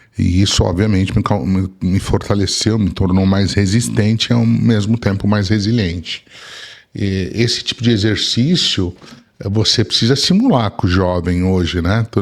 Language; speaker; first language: Portuguese; early bilingual, other home language; Arabic